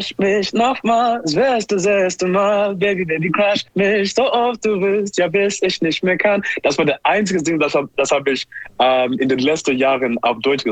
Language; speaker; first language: German; non-native, learner; English